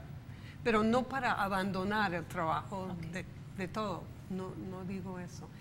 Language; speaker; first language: Spanish; non-native, fluent; English